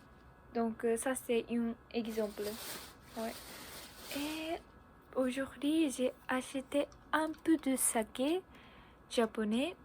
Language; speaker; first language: French; non-native, learner; Japanese